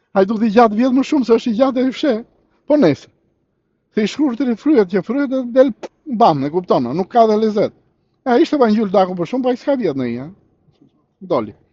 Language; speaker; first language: Albanian; early bilingual, heritage; Albanian